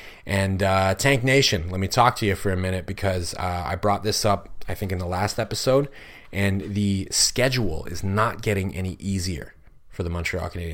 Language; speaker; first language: English; native; English